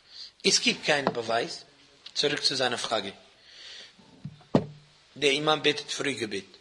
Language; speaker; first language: German; non-native, fluent; Arabic